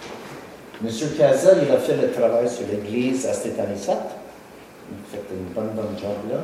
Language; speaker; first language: French; non-native, local second language; English